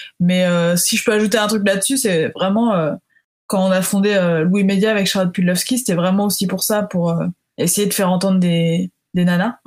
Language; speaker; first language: French; native; French